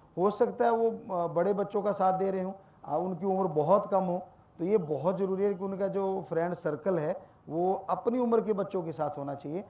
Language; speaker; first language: Hindi; non-native, local second language; Punjabi